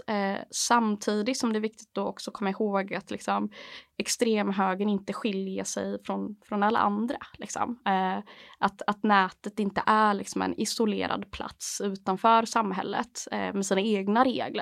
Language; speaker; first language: Swedish; native; Swedish